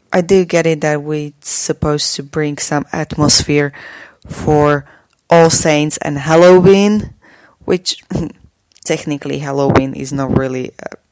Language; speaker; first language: English; non-native, fluent; Slovak